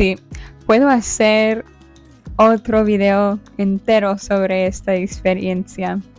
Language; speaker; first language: Spanish; non-native, fluent; English